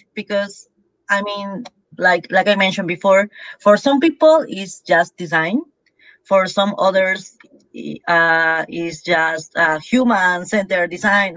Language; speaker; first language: English; non-native, fluent; Spanish